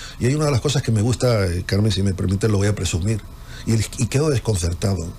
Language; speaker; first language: Spanish; native; Spanish